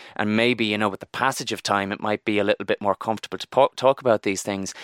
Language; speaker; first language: English; native; English